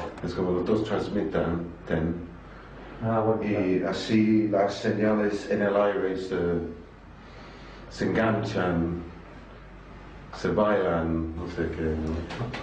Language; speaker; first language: Spanish; non-native, fluent; English